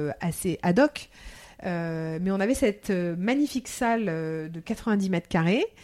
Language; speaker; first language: French; early bilingual, heritage; French